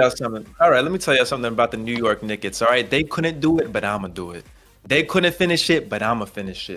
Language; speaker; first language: English; native; English